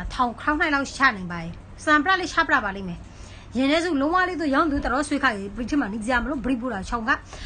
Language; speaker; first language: Burmese; native; Burmese